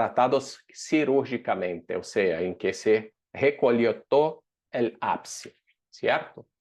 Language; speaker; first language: Spanish; non-native, fluent; Portuguese